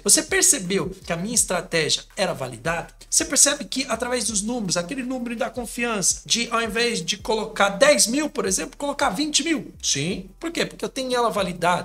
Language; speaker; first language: Portuguese; native; Portuguese